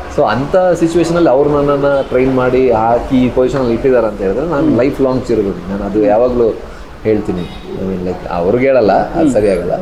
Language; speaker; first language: Kannada; non-native, local second language; Tulu